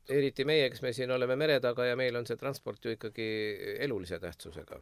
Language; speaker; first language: Estonian; native; Estonian